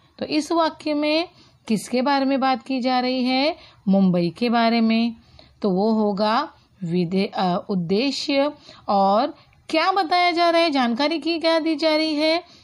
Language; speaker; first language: Hindi; non-native, local second language; Marathi